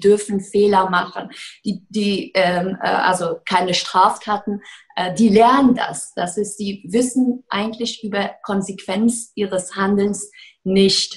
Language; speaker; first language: German; non-native, fluent; Persian